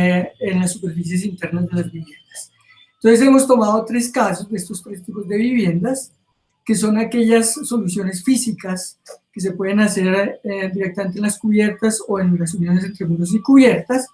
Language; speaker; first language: Spanish; native; Spanish